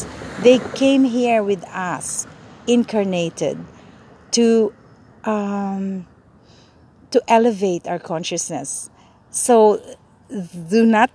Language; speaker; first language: English; non-native, local second language; Filipino